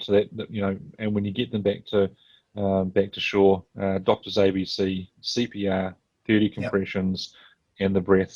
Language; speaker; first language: English; native; English